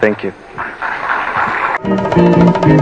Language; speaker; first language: Telugu; native; Telugu